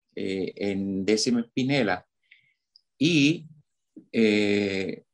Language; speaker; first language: Spanish; native; Spanish